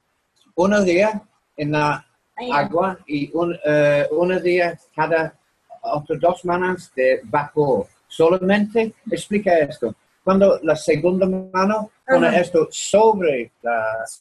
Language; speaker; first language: Spanish; non-native, learner; English